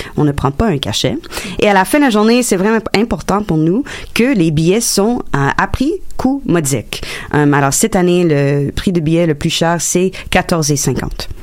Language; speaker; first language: French; non-native, local second language; English